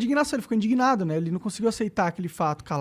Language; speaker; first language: Portuguese; native; Portuguese